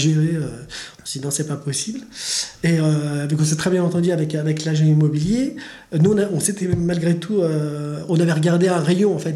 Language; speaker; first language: French; native; French